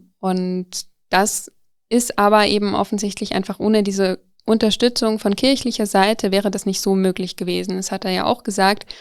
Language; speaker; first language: German; native; German